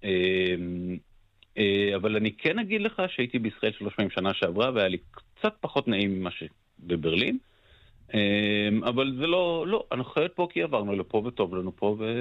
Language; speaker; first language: Hebrew; native; Hebrew